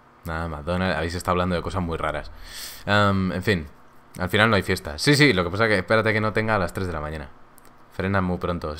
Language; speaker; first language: Spanish; native; Spanish